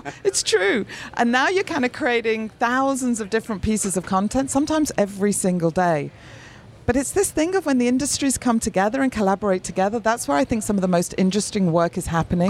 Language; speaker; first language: English; native; English